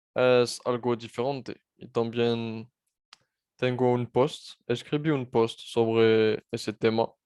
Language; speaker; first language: Spanish; non-native, fluent; French